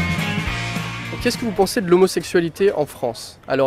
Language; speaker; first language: French; native; French